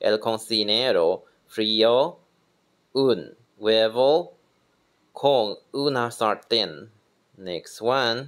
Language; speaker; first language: Spanish; non-native, learner; Chinese